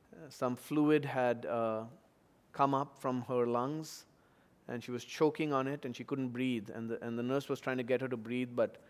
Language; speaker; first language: English; non-native, local second language; Tamil